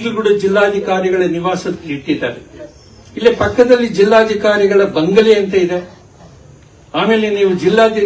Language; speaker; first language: Kannada; native; Kannada